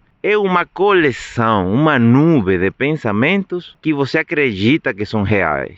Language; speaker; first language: Portuguese; non-native, fluent; Spanish